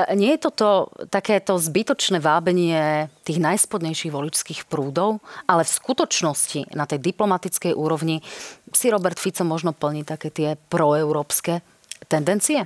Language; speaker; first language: Slovak; native; Slovak